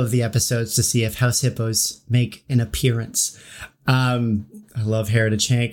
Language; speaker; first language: English; native; English